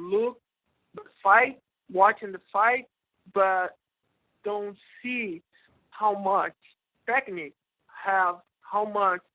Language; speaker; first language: English; non-native, learner; Portuguese